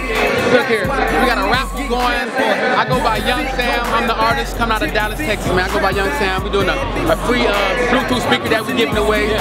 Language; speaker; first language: English; native; English